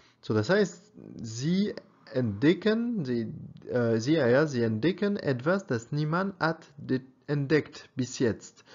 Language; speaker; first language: German; non-native, learner; French